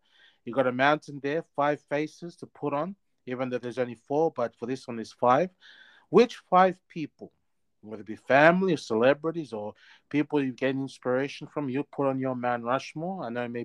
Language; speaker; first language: English; native; English